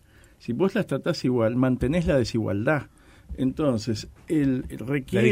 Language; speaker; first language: Spanish; native; Spanish